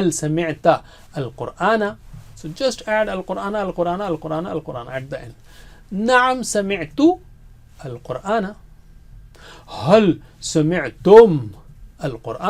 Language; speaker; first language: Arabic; non-native, fluent; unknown